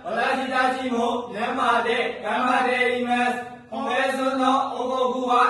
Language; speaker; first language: Japanese; non-native, learner; Burmese